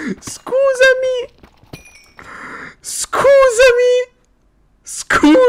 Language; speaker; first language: Italian; native; Italian